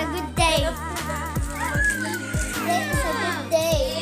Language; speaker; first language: English; non-native, learner; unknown